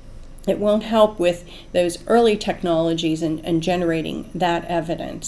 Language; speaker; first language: English; native; English